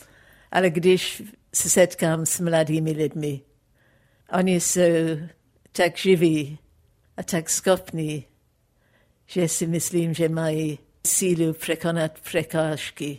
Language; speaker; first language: Czech; non-native, fluent; English